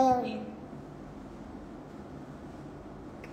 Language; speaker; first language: Russian; non-native, local second language; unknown